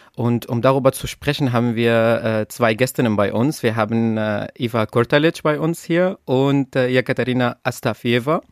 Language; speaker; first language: German; non-native, fluent; Arabic